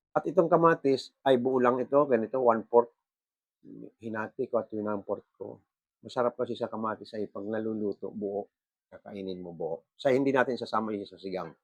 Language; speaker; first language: Filipino; non-native, local second language; Bikol